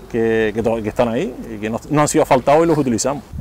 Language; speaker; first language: Spanish; native; Spanish